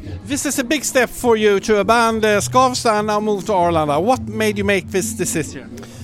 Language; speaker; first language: English; non-native, fluent; Swedish